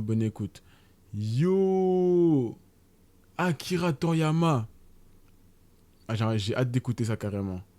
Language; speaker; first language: French; native; French